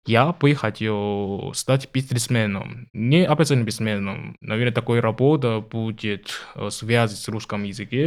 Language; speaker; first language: Russian; non-native, learner; Chinese